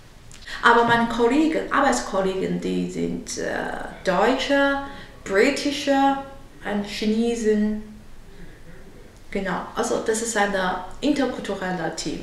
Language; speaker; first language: German; non-native, learner; Chinese